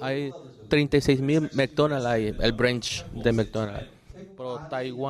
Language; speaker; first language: Spanish; non-native, learner; Korean